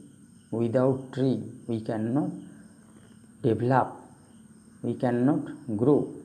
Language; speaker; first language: English; non-native, local second language; Bangla